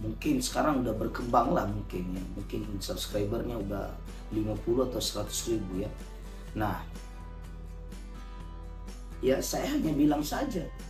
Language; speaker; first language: Indonesian; native; Indonesian